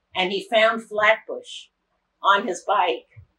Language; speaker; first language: English; native; English